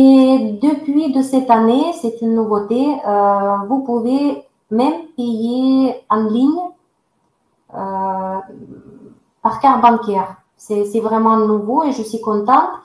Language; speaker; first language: French; non-native, fluent; Russian